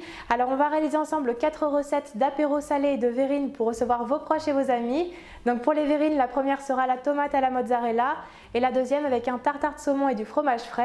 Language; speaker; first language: French; native; French